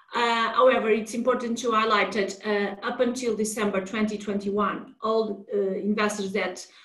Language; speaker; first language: English; non-native, fluent; Portuguese